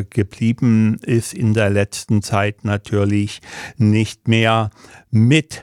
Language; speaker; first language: German; native; German